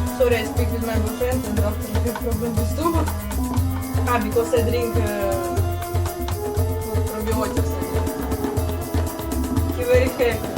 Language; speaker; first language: English; non-native, learner; Russian